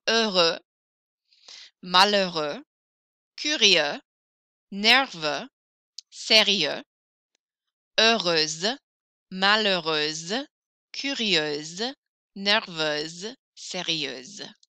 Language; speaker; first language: French; non-native, fluent; English